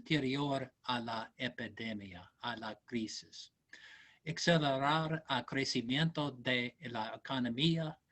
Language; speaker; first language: Spanish; non-native, learner; English